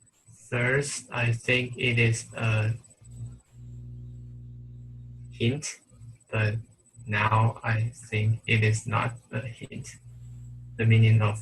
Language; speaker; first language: English; non-native, learner; Chinese